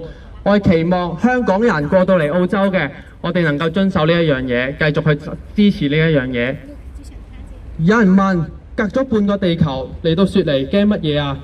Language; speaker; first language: Cantonese; native; Cantonese